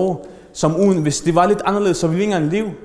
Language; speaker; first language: Danish; early bilingual, other home language; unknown